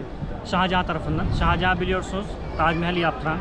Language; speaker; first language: Turkish; non-native, fluent; Urdu